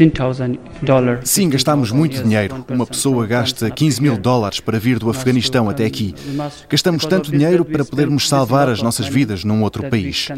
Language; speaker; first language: Portuguese; non-native, fluent; Persian